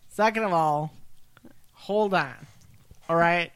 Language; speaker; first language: English; early bilingual, other home language; Spanish